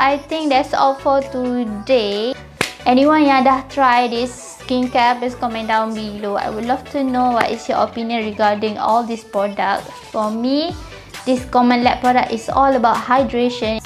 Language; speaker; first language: English; non-native, local second language; Malay